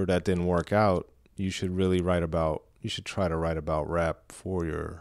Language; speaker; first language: English; native; English